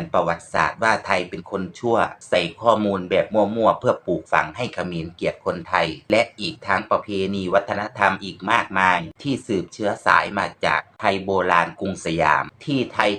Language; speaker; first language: Thai; native; Thai